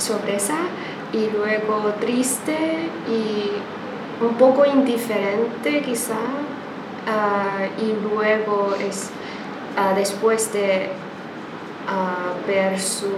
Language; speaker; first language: Spanish; non-native, fluent; Chinese